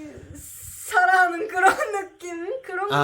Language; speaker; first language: Korean; non-native, learner; Japanese